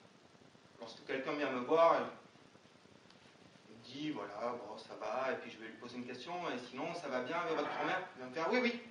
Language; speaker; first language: French; native; French